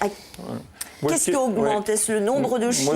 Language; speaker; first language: French; native; French